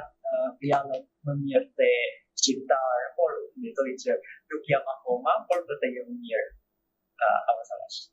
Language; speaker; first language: Albanian; non-native, learner; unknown